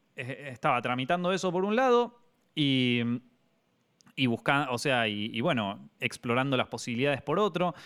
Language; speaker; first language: Spanish; native; Spanish